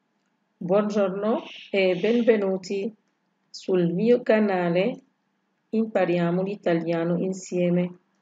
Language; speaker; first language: Italian; non-native, fluent; Arabic